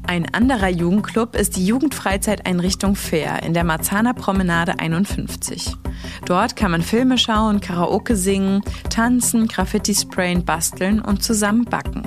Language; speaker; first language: German; native; German